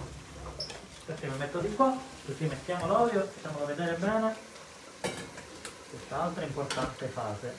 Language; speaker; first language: Italian; native; Italian